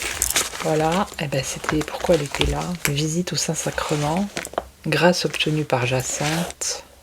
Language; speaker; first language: French; native; French